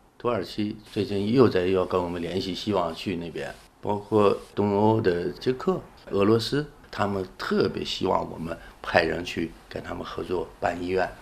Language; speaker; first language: Chinese; native; Chinese